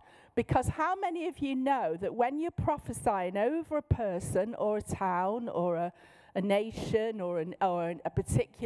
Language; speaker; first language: English; native; English